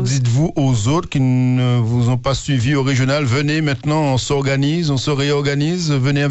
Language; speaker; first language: French; native; French